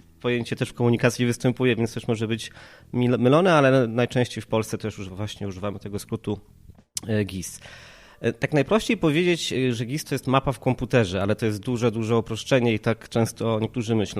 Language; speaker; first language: Polish; native; Polish